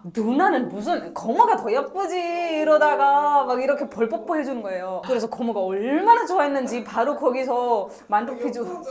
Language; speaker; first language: Korean; non-native, fluent; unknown